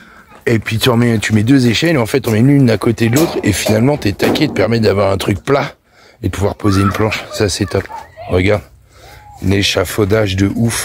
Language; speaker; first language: French; native; French